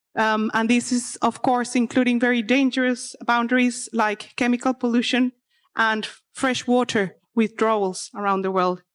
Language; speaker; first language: English; non-native, fluent; Spanish